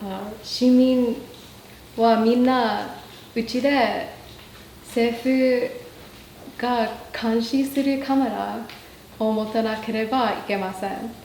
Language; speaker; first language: Japanese; non-native, fluent; English